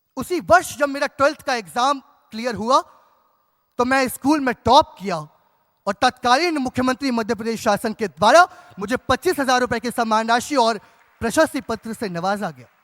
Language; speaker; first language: Hindi; native; Hindi